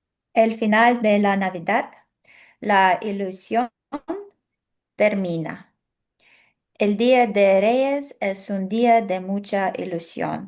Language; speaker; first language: Spanish; non-native, learner; English